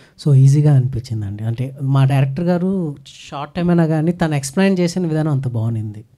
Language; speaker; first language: Telugu; native; Telugu